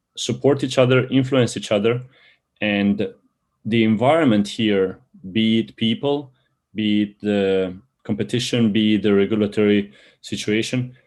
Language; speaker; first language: English; early bilingual, other home language; Albanian